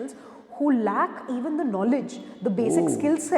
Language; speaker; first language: English; non-native, local second language; Hindi